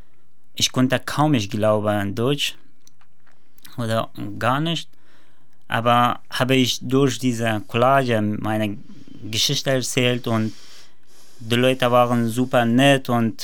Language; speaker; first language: German; non-native, learner; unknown